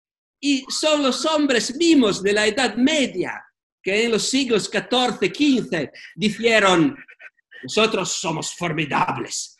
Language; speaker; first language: Spanish; non-native, fluent; Italian